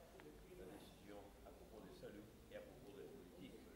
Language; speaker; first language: French; non-native, fluent; Italian